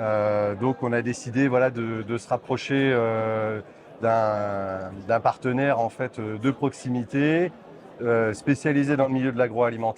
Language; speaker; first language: French; native; French